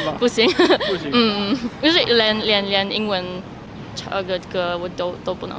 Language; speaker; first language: Chinese; non-native, fluent; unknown